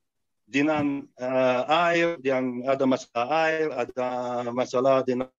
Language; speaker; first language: Indonesian; non-native, fluent; Arabic